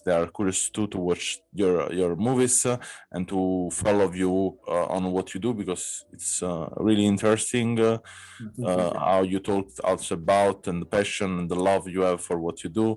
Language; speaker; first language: English; non-native, fluent; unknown